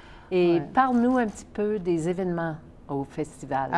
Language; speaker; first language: French; native; French